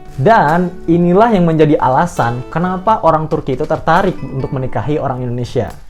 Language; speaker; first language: Indonesian; native; Indonesian